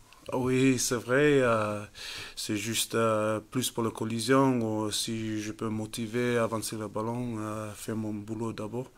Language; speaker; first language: French; non-native, fluent; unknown